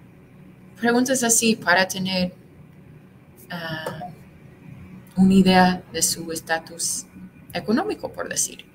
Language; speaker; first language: Spanish; non-native, fluent; English